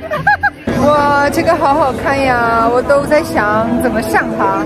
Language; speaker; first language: Chinese; non-native, fluent; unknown